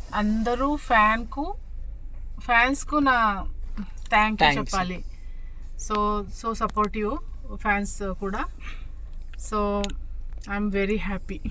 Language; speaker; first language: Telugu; non-native, local second language; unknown